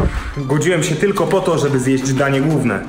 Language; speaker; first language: Polish; native; Polish